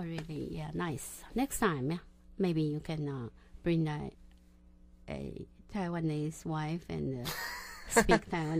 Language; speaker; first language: English; non-native, local second language; Chinese